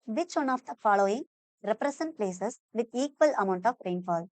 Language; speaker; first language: English; non-native, local second language; Tamil